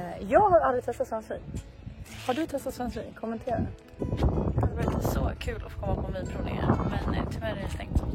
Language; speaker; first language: Swedish; native; Swedish